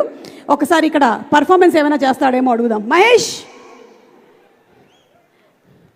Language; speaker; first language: Telugu; native; Telugu